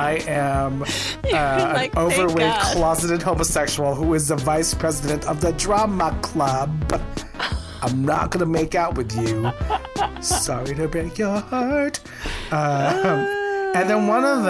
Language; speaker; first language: English; non-native, local second language; Filipino